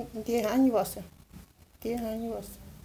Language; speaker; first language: Spanish; non-native, local second language; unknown